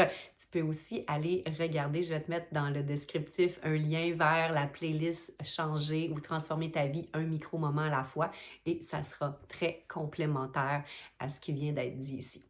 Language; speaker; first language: French; native; French